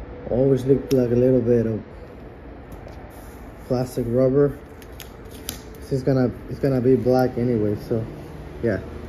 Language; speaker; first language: English; early bilingual, other home language; Spanish